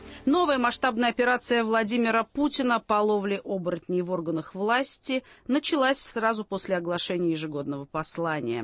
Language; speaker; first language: Russian; native; Russian